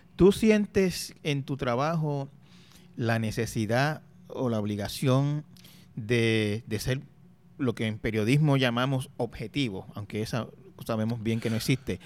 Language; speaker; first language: Spanish; native; Spanish